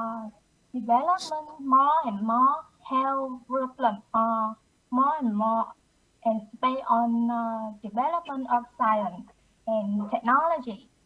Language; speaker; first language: English; non-native, learner; Vietnamese